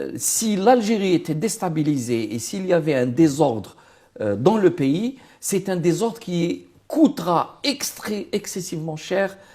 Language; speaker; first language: French; non-native, local second language; Arabic